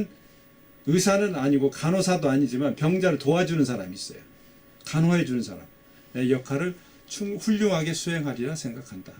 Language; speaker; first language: Korean; native; Korean